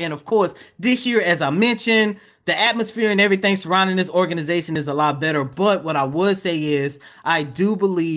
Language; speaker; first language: English; native; English